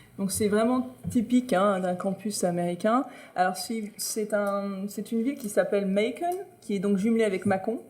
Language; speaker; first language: French; native; French